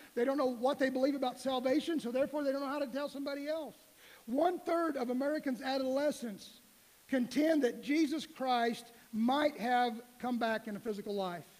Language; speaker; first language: English; native; English